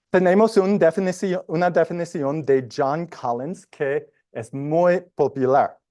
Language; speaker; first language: Spanish; non-native, learner; English